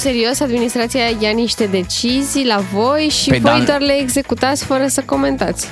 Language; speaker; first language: Romanian; native; Romanian